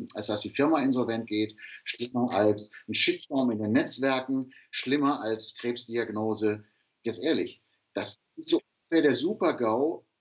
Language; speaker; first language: German; native; German